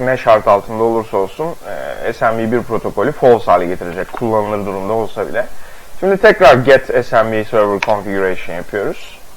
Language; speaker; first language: Turkish; native; Turkish